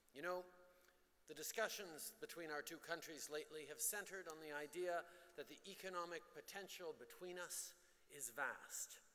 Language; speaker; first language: English; early bilingual, other home language; French